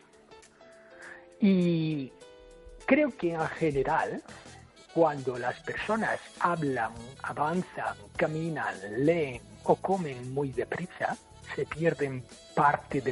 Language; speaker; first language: Spanish; non-native, fluent; English